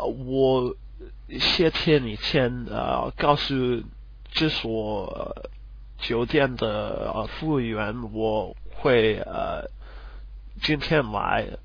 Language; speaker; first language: Chinese; non-native, learner; English